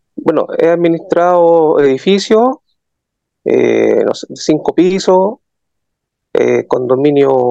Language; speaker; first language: Spanish; native; Spanish